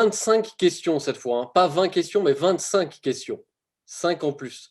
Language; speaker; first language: French; native; French